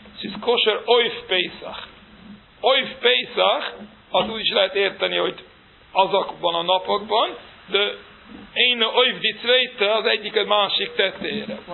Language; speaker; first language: Hungarian; non-native, fluent; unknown